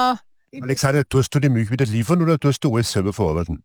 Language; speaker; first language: German; native; German